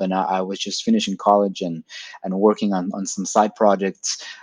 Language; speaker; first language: English; non-native, fluent; Spanish